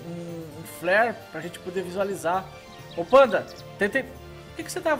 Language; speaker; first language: Portuguese; native; Portuguese